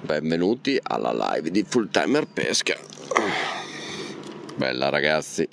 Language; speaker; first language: Italian; native; Italian